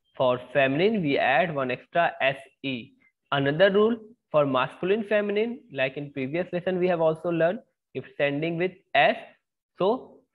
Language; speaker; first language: English; non-native, local second language; Hindi